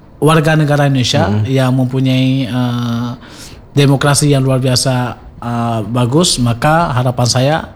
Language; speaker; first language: Indonesian; non-native, local second language; Achinese